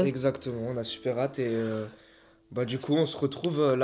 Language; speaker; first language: French; native; French